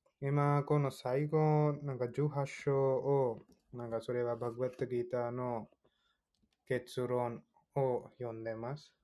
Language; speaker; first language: Japanese; non-native, fluent; Hindi